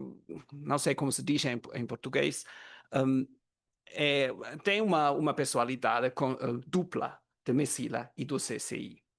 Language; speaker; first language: Portuguese; non-native, learner; German